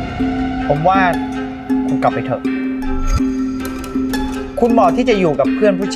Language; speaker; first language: Thai; native; Thai